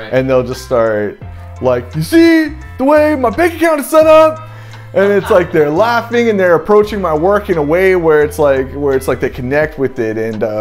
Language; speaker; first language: English; native; English